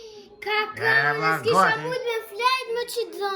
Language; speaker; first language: Albanian; native; Albanian